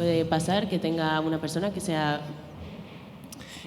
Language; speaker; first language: Spanish; native; Spanish